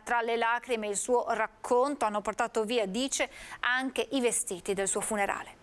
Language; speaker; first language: Italian; native; Italian